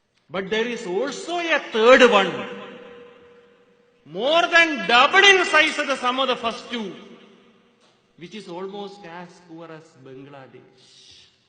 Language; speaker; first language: English; non-native, local second language; Malayalam